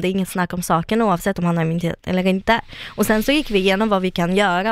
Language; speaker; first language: Swedish; non-native, fluent; Russian